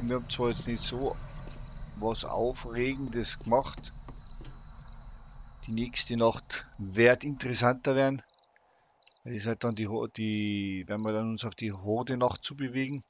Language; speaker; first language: German; native; German